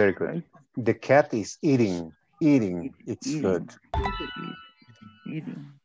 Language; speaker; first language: English; non-native, fluent; Spanish